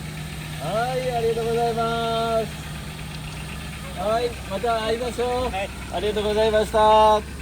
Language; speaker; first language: Japanese; native; Japanese